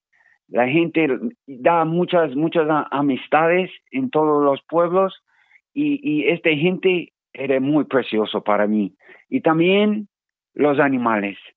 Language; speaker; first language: Spanish; non-native, learner; English